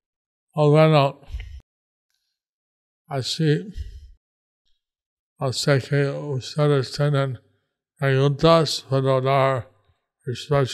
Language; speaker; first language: Spanish; non-native, learner; English